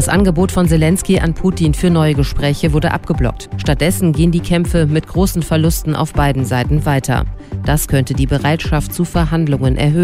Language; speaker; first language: German; native; German